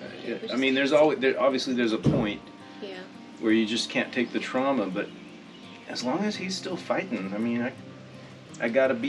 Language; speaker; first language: English; native; English